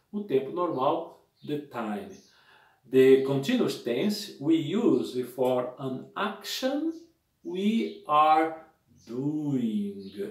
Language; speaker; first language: English; non-native, fluent; Portuguese